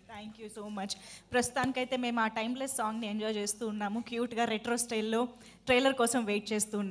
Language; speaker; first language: Telugu; native; Telugu